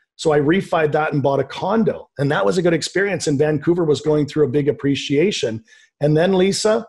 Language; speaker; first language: English; native; English